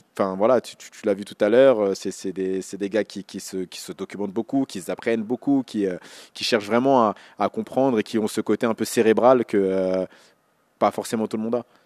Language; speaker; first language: French; native; French